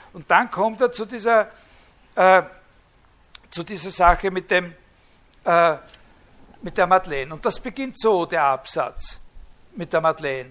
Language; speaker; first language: German; native; German